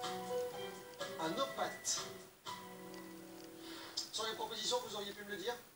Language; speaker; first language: French; native; French